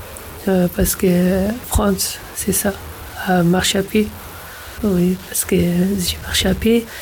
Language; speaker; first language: French; non-native, learner; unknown